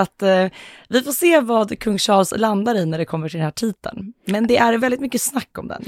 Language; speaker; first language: Swedish; native; Swedish